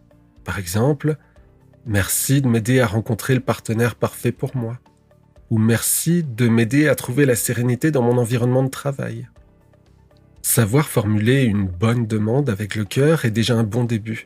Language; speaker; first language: French; native; French